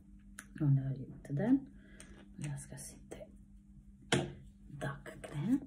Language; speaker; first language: Swedish; non-native, learner; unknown